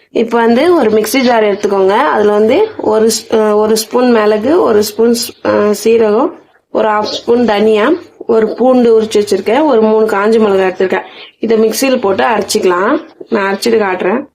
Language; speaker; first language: Tamil; native; Tamil